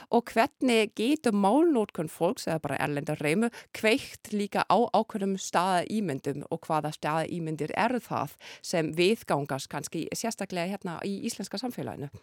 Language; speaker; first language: Icelandic; non-native, fluent; German